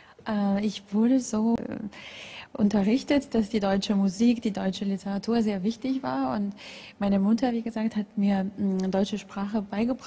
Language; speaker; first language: German; non-native, fluent; Georgian